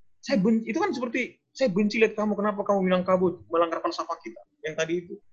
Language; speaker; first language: Indonesian; non-native, local second language; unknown